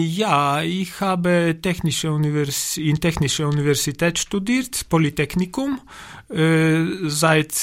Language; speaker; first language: German; non-native, learner; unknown